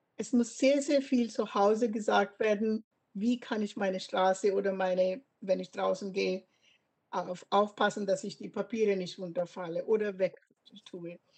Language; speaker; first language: German; non-native, fluent; Punjabi